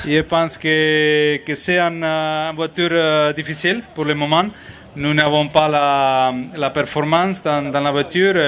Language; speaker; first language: French; non-native, learner; Spanish